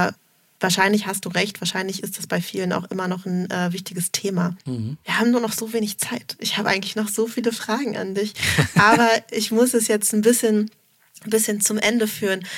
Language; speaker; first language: German; native; German